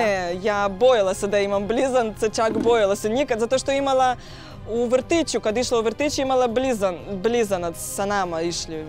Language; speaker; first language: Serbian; non-native, learner; Russian